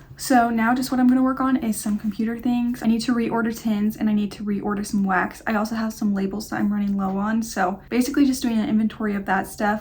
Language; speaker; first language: English; native; English